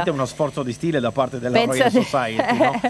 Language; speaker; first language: Italian; native; Italian